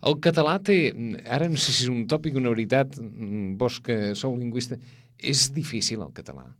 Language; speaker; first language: Catalan; native; Catalan